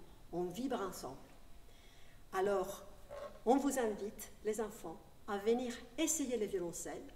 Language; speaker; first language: French; non-native, fluent; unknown